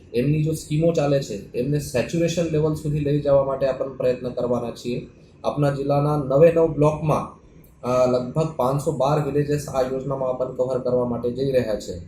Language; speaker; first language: Gujarati; non-native, local second language; Marathi